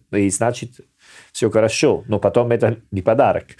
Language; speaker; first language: Russian; non-native, learner; Italian